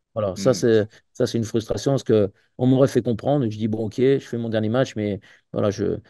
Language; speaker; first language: French; native; French